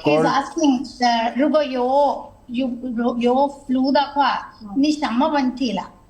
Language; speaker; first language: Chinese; non-native, fluent; Telugu